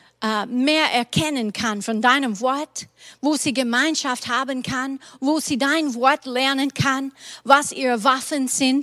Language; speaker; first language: German; non-native, fluent; English